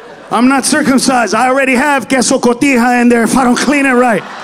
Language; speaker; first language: English; early bilingual, other home language; Spanish